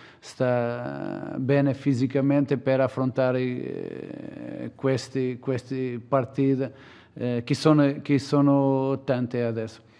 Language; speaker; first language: Italian; non-native, fluent; Portuguese